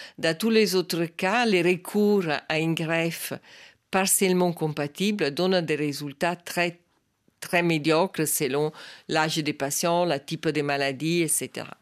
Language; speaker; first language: French; non-native, fluent; Italian